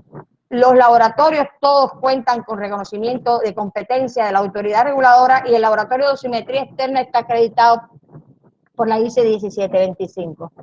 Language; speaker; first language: Spanish; native; Spanish